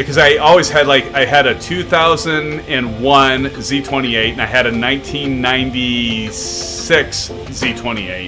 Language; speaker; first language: English; native; English